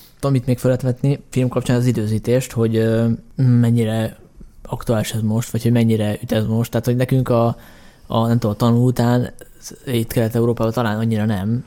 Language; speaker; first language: Hungarian; native; Hungarian